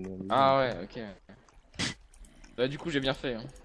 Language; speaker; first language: French; native; French